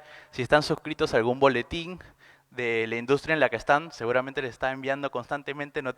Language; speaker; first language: Spanish; native; Spanish